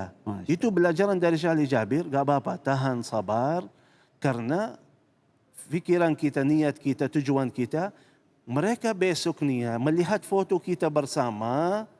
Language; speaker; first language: Indonesian; non-native, fluent; Arabic